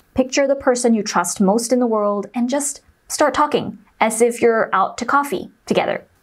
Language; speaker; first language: English; non-native, local second language; Chinese